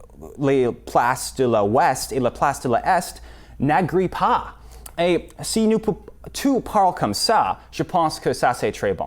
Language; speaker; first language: French; non-native, local second language; English